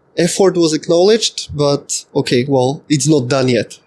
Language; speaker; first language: English; non-native, fluent; Slovak